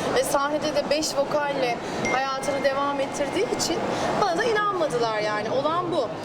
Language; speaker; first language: Turkish; native; Turkish